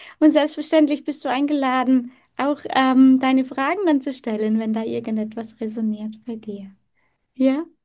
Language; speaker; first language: German; early bilingual, heritage; German